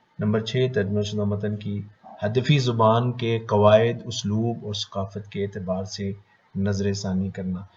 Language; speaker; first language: Urdu; native; Urdu